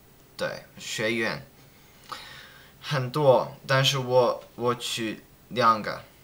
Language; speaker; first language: Chinese; non-native, learner; English